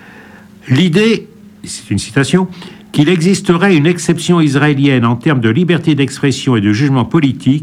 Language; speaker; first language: French; native; French